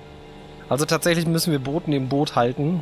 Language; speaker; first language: German; native; German